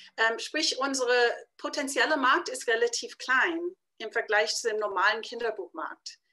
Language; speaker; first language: German; non-native, fluent; English